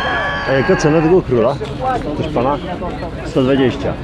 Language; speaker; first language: Polish; native; Polish